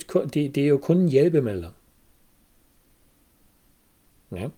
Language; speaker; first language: Danish; non-native, fluent; German